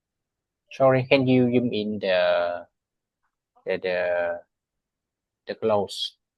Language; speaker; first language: English; non-native, learner; Vietnamese